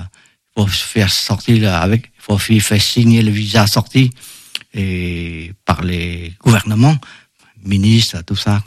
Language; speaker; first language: French; non-native, fluent; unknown